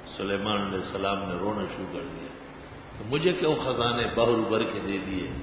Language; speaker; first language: Urdu; non-native, local second language; Pashto